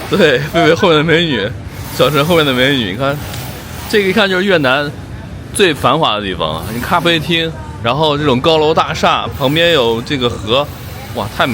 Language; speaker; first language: Chinese; native; Chinese